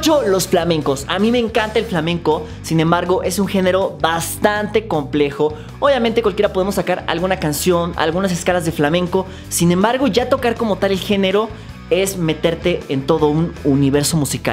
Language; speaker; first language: Spanish; native; Spanish